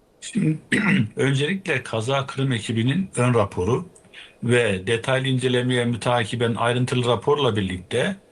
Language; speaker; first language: Turkish; native; Turkish